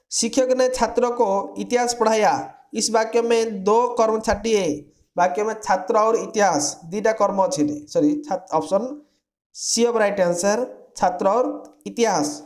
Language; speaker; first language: Hindi; non-native, local second language; Odia